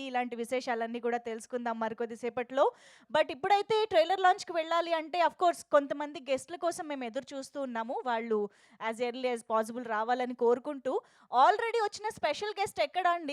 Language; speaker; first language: Telugu; native; Telugu